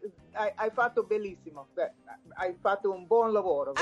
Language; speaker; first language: Italian; non-native, fluent; English